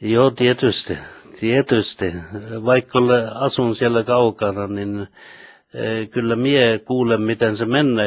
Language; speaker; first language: Finnish; early bilingual, heritage; Finnish